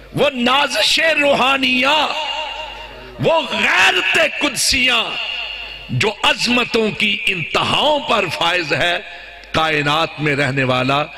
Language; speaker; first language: Urdu; non-native, local second language; Punjabi